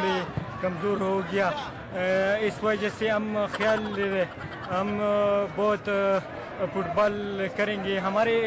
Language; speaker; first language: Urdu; non-native, local second language; Pashto